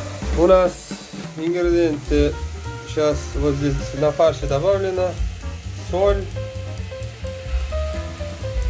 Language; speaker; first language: Russian; non-native, local second language; Uzbek